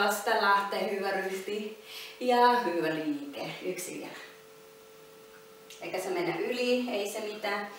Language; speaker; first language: Finnish; non-native, learner; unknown